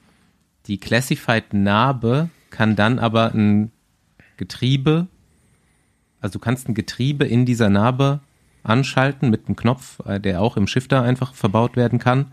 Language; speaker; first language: German; native; German